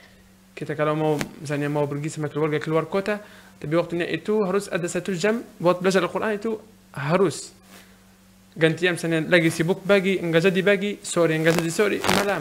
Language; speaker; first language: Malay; non-native, learner; Arabic